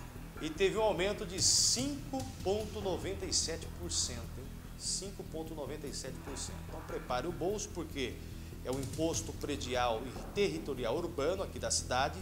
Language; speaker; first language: Portuguese; native; Portuguese